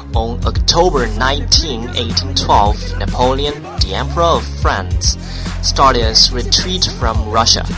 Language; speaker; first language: English; non-native, fluent; Chinese